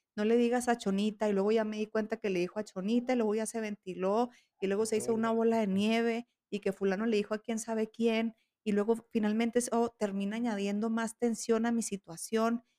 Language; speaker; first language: Spanish; native; Spanish